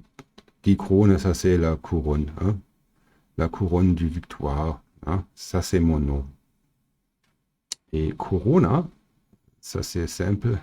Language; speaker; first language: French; non-native, fluent; German